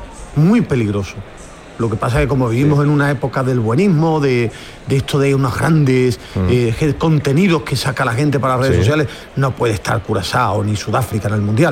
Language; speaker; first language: Spanish; native; Spanish